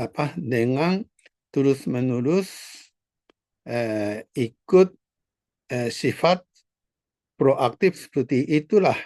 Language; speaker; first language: Indonesian; non-native, fluent; Japanese